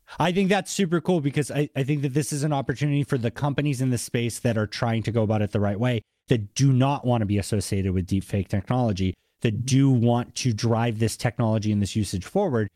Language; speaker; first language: English; native; English